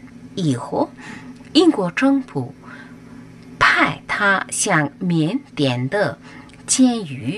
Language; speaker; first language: Chinese; non-native, fluent; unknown